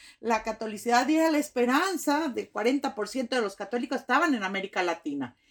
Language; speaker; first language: Spanish; native; Spanish